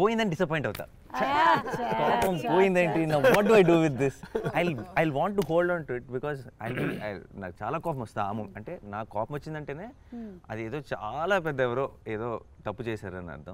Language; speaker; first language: Telugu; native; Telugu